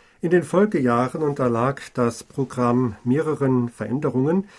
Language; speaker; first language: German; native; German